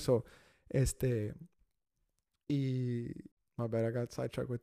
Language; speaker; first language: English; early bilingual, other home language; Spanish